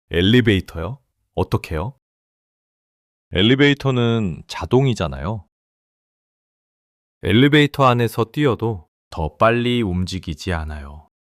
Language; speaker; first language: Korean; early bilingual, heritage; English